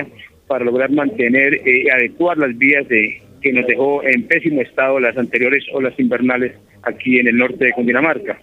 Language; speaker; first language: Spanish; native; Spanish